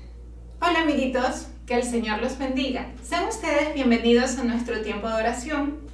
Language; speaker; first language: Spanish; native; Spanish